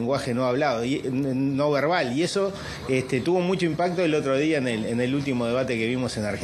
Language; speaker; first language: Spanish; native; Spanish